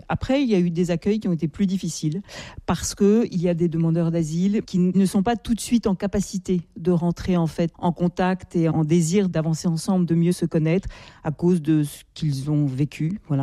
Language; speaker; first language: French; native; French